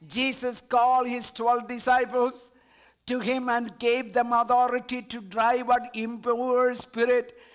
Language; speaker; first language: English; non-native, local second language; Malayalam